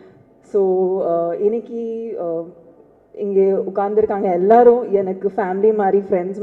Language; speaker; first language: Tamil; non-native, fluent; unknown